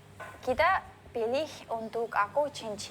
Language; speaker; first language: Indonesian; non-native, learner; Russian